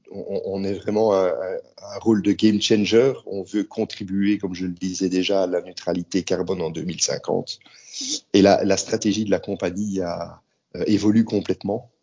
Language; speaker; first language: French; native; French